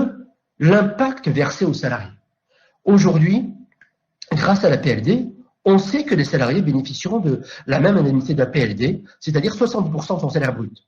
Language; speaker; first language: French; native; French